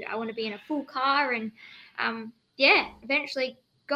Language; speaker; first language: English; native; English